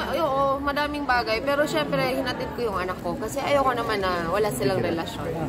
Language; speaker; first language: Filipino; non-native, local second language; Cebuano